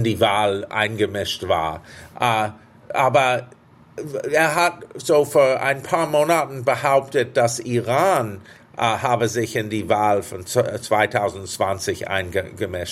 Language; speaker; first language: German; non-native, fluent; English